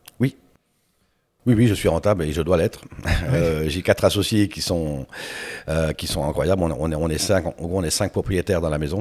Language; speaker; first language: French; native; French